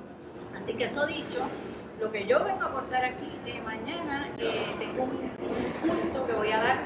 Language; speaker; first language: Spanish; native; Spanish